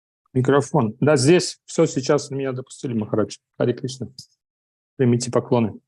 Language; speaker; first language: Russian; native; Russian